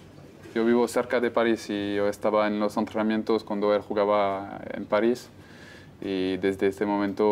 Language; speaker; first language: Spanish; non-native, fluent; French